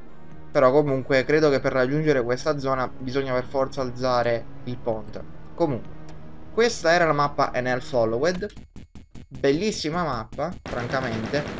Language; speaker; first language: Italian; native; Italian